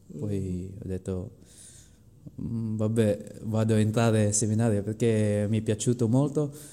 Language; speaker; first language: Italian; non-native, fluent; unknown